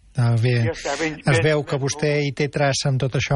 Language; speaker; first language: Catalan; native; Catalan